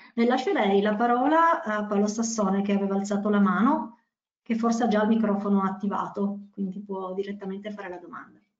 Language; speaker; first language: Italian; native; Italian